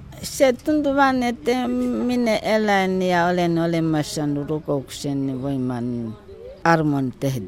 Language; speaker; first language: Finnish; non-native, fluent; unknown